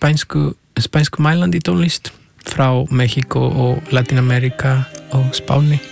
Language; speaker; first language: Icelandic; non-native, fluent; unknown